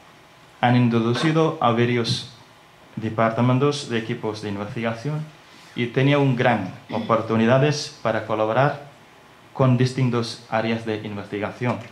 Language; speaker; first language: Spanish; non-native, learner; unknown